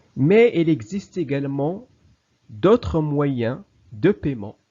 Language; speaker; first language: French; non-native, local second language; Arabic